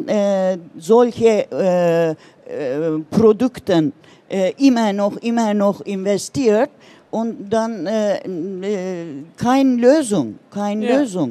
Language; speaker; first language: German; non-native, learner; Turkish